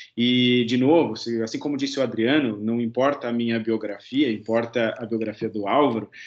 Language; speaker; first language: Portuguese; native; Portuguese